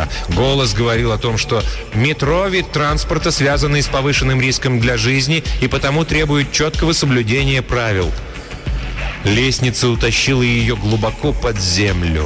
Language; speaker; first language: Russian; native; Russian